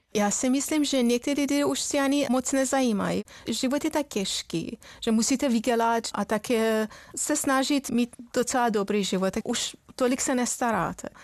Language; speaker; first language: Czech; non-native, fluent; Persian